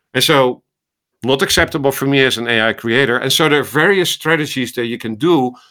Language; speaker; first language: English; non-native, fluent; Dutch